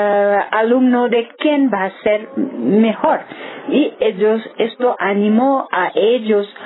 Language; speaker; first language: Spanish; non-native, learner; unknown